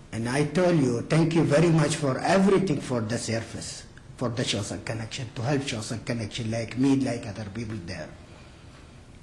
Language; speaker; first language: English; non-native, learner; Arabic